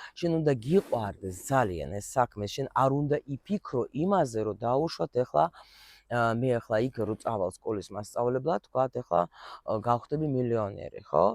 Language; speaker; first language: Georgian; early bilingual, heritage; Russian